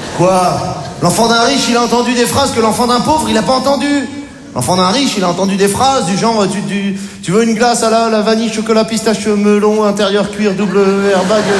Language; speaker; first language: French; native; French